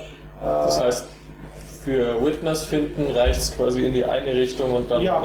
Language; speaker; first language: German; native; German